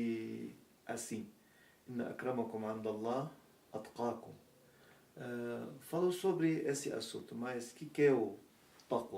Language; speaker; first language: Portuguese; non-native, learner; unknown